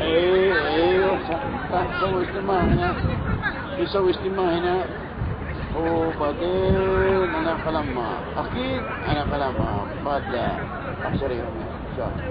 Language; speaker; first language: Arabic; non-native, learner; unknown